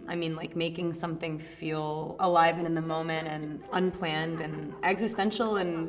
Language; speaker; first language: English; native; English